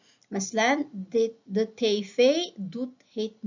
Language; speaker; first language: Dutch; non-native, fluent; Uyghur